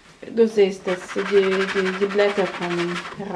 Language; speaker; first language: German; non-native, fluent; Russian